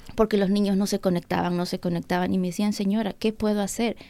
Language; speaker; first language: Spanish; native; Spanish